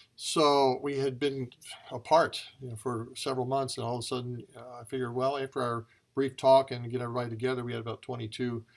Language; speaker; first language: English; native; English